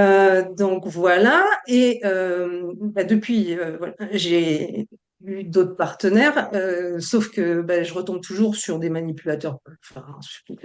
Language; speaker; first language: French; native; French